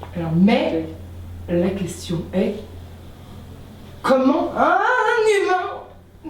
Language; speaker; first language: French; native; French